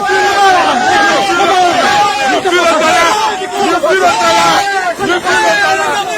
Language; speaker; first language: Portuguese; non-native, learner; Haitian Creole